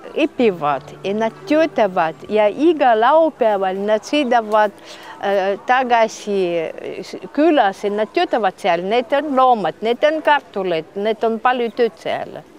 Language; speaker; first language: Estonian; early bilingual, heritage; Estonian